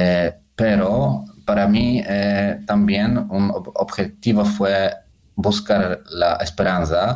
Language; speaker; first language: Spanish; non-native, learner; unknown